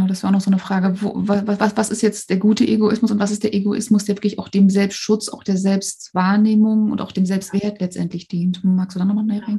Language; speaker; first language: German; native; German